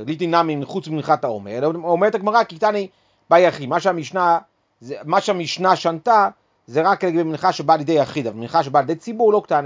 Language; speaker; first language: Hebrew; native; Hebrew